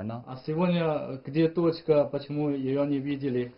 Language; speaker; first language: Russian; non-native, learner; Chinese